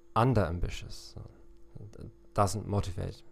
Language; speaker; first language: English; non-native, fluent; German